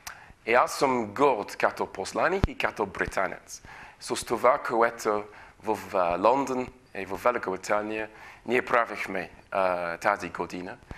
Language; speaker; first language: Bulgarian; non-native, fluent; English